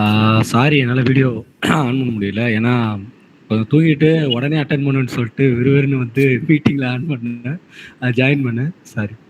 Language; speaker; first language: Tamil; native; Tamil